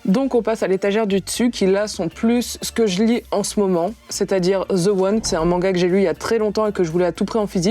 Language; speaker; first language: French; native; French